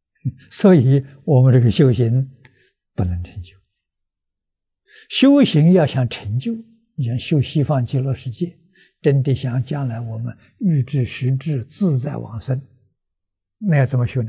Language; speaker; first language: Chinese; native; Chinese